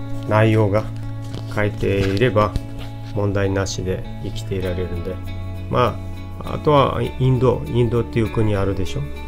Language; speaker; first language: Japanese; non-native, fluent; Portuguese